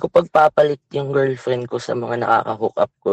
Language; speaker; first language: English; non-native, local second language; Filipino